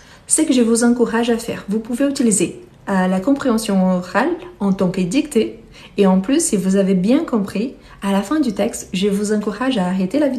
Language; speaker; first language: French; non-native, fluent; Portuguese